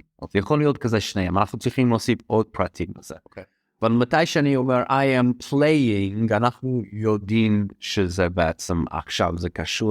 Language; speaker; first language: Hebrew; non-native, fluent; English